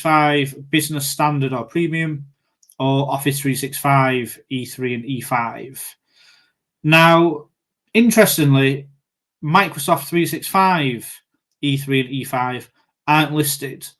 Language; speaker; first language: English; native; English